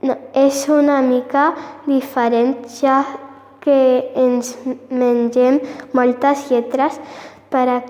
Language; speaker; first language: Catalan; non-native, learner; English